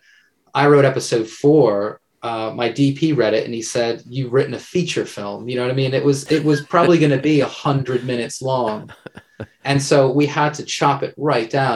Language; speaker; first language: English; native; English